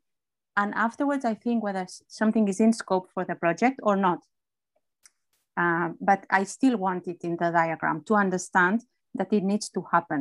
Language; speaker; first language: English; non-native, fluent; Spanish